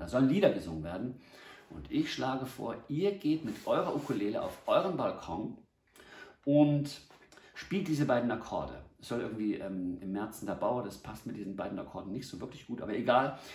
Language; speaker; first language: German; native; German